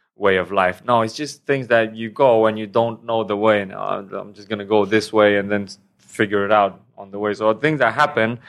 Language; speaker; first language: English; non-native, fluent; Romanian